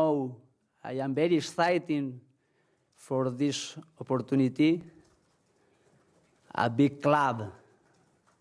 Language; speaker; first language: English; non-native, learner; Spanish